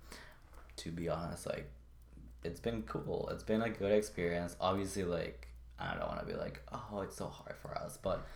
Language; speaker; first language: English; non-native, fluent; Spanish